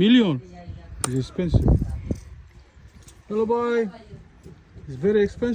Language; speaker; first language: English; non-native, learner; Romanian